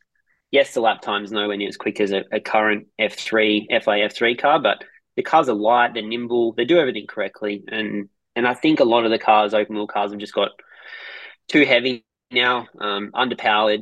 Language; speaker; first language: English; native; English